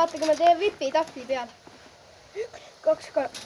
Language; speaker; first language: Estonian; early bilingual, heritage; Finnish